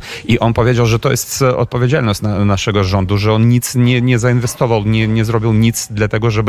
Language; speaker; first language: Polish; non-native, fluent; Ukrainian